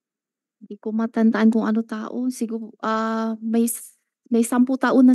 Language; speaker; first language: Filipino; non-native, learner; Chinese